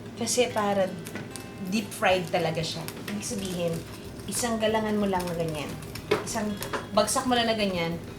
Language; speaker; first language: Filipino; native; Filipino